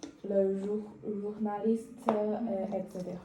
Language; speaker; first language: French; non-native, learner; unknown